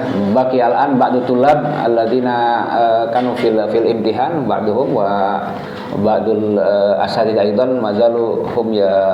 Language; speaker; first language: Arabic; non-native, fluent; Indonesian